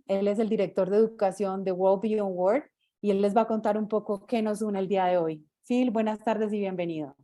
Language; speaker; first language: Spanish; native; Spanish